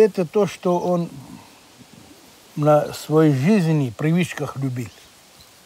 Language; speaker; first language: Russian; non-native, local second language; Armenian